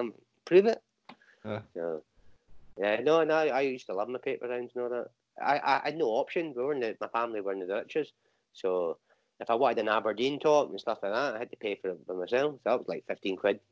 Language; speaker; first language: English; native; English